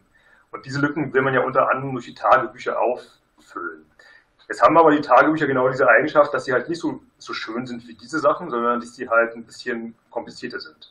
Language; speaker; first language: German; native; German